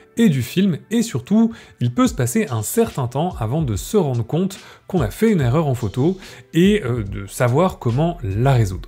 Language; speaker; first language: French; native; French